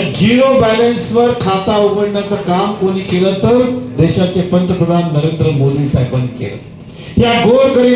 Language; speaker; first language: Marathi; non-native, local second language; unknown